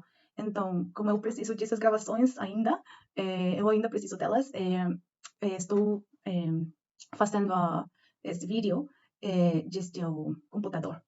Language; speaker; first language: Portuguese; non-native, learner; Spanish